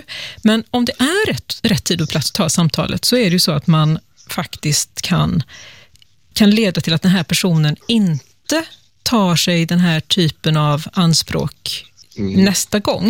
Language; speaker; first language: Swedish; native; Swedish